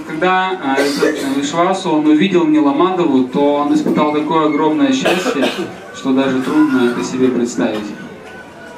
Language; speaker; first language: Russian; native; Russian